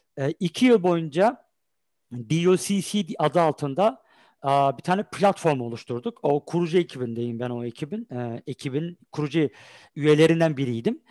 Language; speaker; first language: Turkish; early bilingual, heritage; Turkish